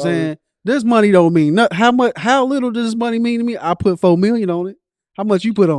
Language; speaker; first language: English; native; English